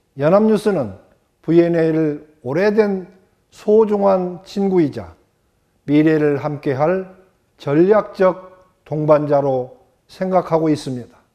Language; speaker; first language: Korean; native; Korean